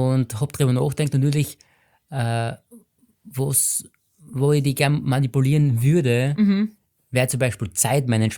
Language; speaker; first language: German; native; German